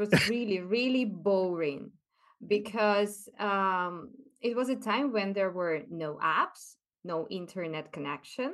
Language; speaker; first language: English; non-native, fluent; Russian